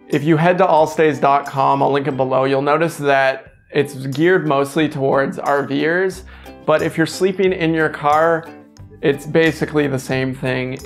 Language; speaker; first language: English; native; English